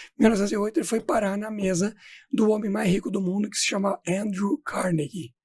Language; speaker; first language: Portuguese; native; Portuguese